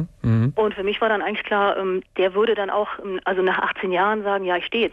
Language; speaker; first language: German; native; German